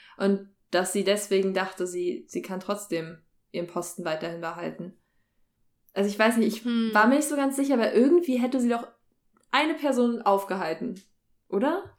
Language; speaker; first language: German; native; German